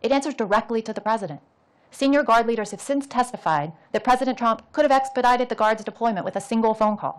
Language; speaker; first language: English; native; English